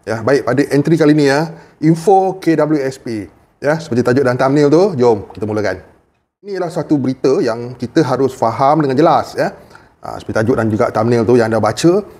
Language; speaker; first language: Malay; native; Malay